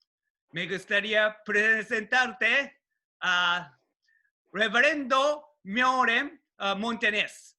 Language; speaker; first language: Spanish; non-native, learner; Japanese